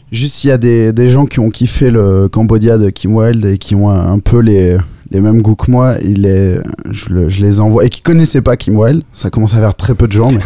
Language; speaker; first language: French; native; French